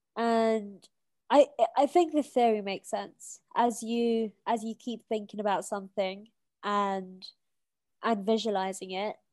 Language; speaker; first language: English; native; English